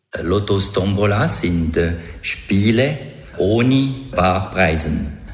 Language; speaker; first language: German; non-native, local second language; French